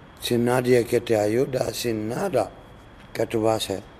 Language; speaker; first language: Spanish; non-native, learner; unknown